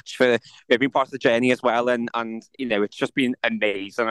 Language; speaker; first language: English; native; English